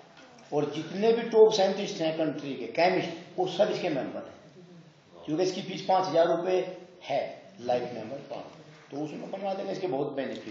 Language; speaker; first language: Hindi; native; Hindi